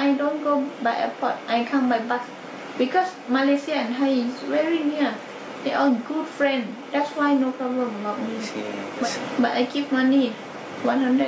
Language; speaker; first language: English; non-native, learner; Thai